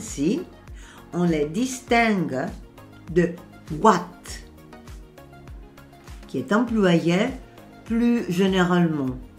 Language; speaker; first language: French; non-native, fluent; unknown